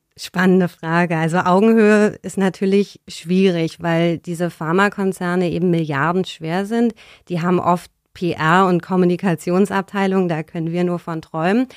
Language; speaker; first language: German; native; German